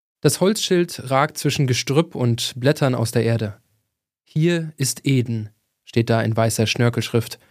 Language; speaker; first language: German; native; German